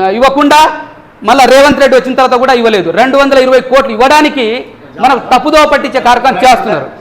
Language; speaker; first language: Telugu; non-native, local second language; Lambadi